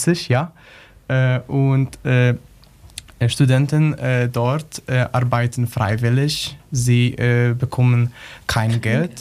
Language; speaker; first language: German; non-native, learner; Polish